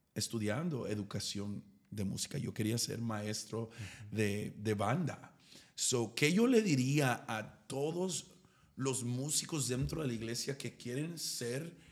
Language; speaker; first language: Spanish; early bilingual, heritage; Spanish